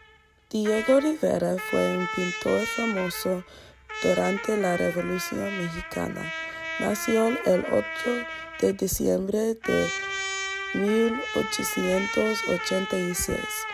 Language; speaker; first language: Spanish; non-native, learner; English